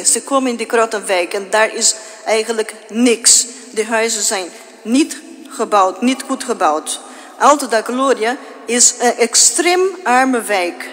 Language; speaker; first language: Dutch; non-native, fluent; Portuguese